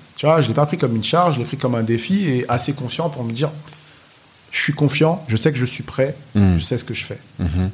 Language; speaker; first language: French; native; French